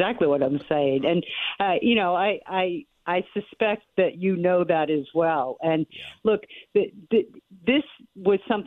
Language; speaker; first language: English; native; English